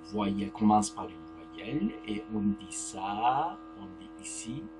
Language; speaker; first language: French; non-native, fluent; Turkish